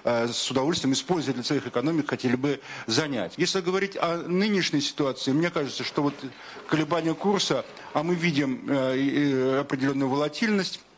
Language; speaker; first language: Russian; native; Russian